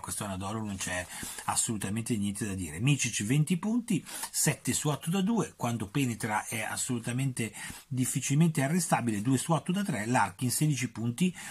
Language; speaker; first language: Italian; native; Italian